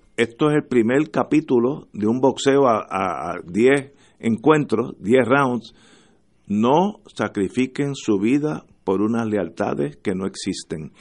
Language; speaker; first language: Spanish; native; Spanish